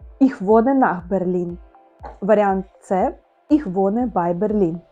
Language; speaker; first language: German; non-native, fluent; Ukrainian